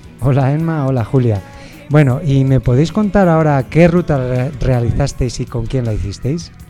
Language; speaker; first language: Spanish; native; Spanish